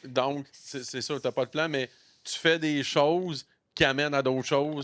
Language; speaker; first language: French; native; French